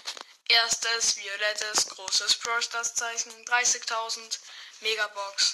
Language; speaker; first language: German; native; German